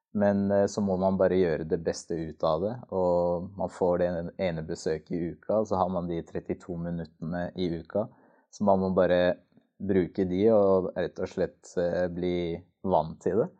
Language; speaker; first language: Norwegian; native; Norwegian